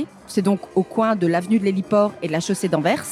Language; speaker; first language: French; native; French